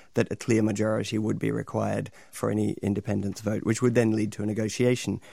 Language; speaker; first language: English; native; English